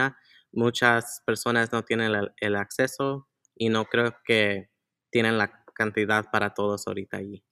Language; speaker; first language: Spanish; early bilingual, heritage; Spanish